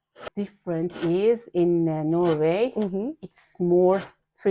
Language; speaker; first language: English; non-native, learner; Persian